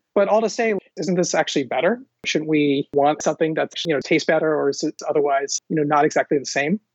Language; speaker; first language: English; early bilingual, other home language; Hindi